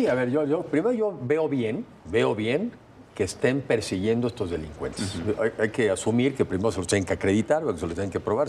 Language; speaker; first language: Spanish; native; Spanish